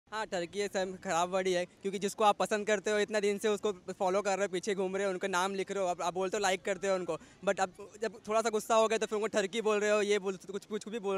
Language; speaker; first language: Hindi; native; Hindi